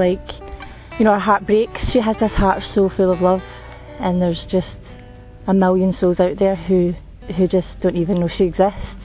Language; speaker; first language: English; native; English